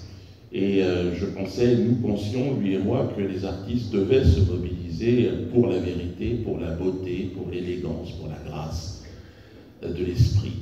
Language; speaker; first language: French; native; French